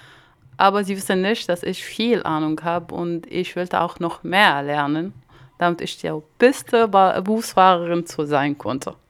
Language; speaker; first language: German; non-native, learner; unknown